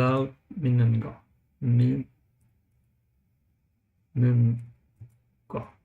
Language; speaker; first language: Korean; non-native, learner; English